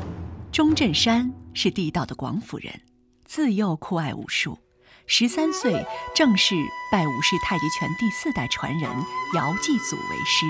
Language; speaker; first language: Chinese; native; Chinese